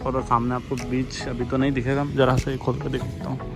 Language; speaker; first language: Hindi; native; Hindi